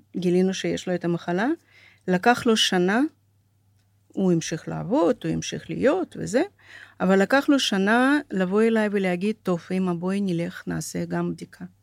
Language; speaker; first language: Hebrew; non-native, fluent; Russian